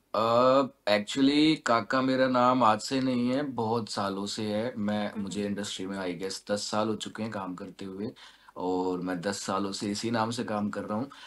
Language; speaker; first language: Hindi; native; Hindi